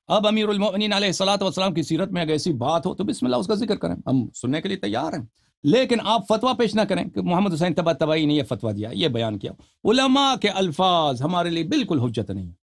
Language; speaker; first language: Urdu; non-native, fluent; Persian